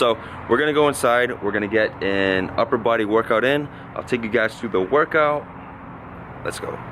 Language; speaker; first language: English; native; English